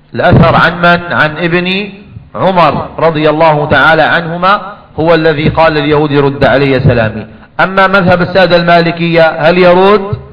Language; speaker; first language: Arabic; native; Arabic